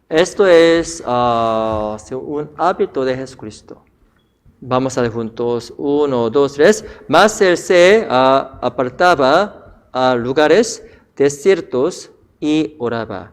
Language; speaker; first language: Spanish; non-native, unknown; Korean